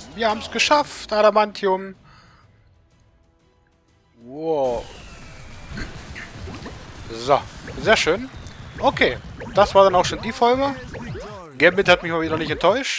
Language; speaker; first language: German; native; German